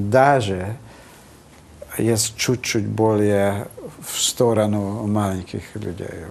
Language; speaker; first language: Russian; non-native, fluent; Hungarian